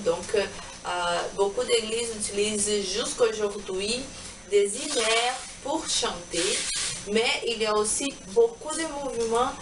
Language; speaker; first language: French; non-native, learner; Portuguese